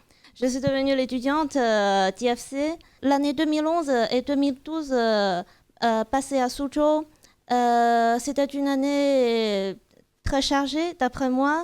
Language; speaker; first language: French; non-native, fluent; Chinese